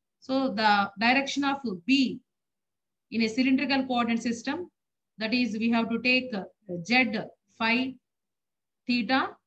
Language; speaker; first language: English; non-native, local second language; Telugu